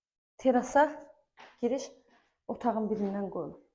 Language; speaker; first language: Azerbaijani; native; Azerbaijani